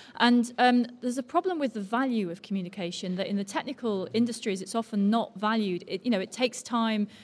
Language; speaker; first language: English; native; English